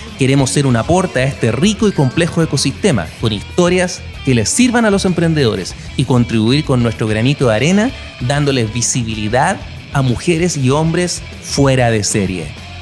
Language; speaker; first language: Spanish; native; Spanish